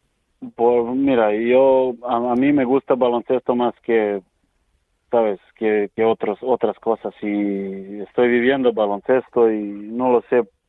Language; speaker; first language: Spanish; non-native, learner; Serbian